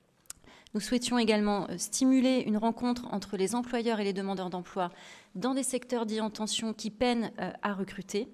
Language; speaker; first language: French; native; French